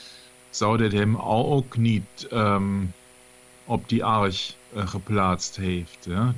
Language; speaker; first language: Dutch; non-native, learner; German